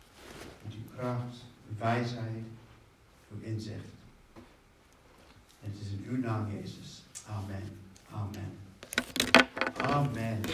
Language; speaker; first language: Dutch; non-native, fluent; English